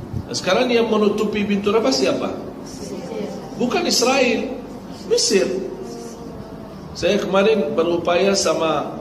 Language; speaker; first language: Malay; non-native, fluent; Arabic